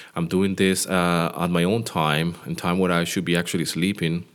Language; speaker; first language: English; non-native, fluent; Greek